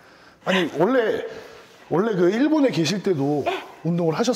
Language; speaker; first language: Korean; native; Korean